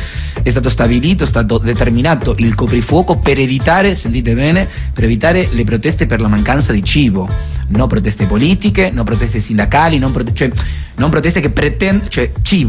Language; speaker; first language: Italian; native; Italian